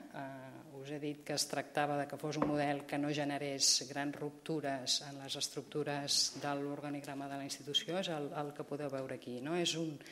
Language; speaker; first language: Catalan; native; Catalan